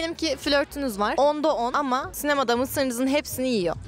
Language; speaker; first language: Turkish; native; Turkish